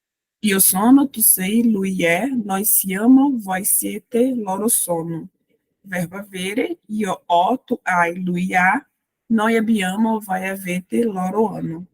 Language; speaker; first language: Italian; non-native, fluent; Portuguese